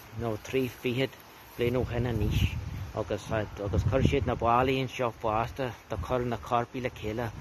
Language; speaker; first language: Irish; native; Irish